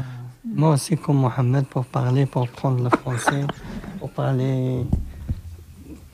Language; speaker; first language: French; non-native, learner; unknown